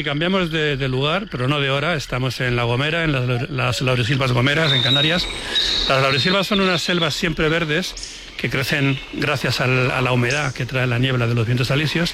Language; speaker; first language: Spanish; native; Spanish